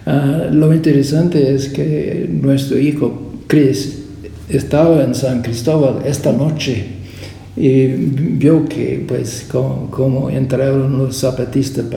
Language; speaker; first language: Spanish; non-native, fluent; English